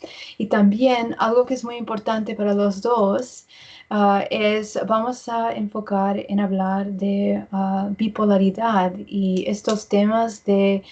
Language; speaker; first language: Spanish; early bilingual, heritage; English